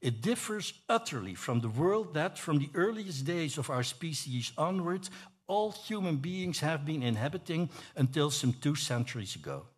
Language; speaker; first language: English; non-native, fluent; Dutch